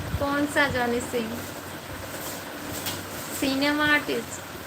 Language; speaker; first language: Hindi; non-native, local second language; Bangla